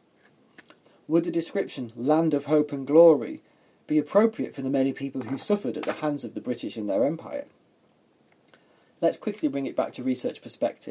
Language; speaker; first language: English; native; English